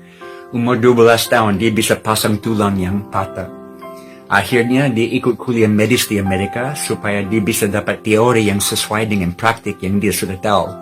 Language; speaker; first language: Indonesian; non-native, fluent; English